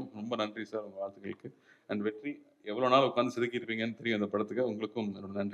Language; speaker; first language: Tamil; native; Tamil